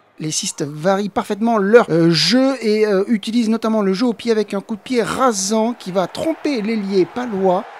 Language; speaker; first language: French; native; French